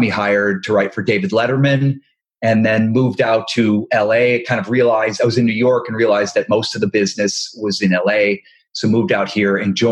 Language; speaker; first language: English; native; English